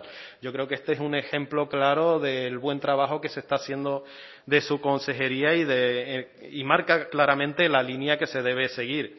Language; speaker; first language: Spanish; native; Spanish